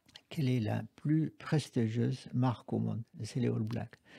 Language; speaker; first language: French; non-native, fluent; Arabic